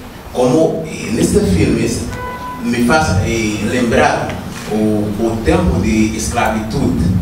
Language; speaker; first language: Portuguese; non-native, learner; Haitian Creole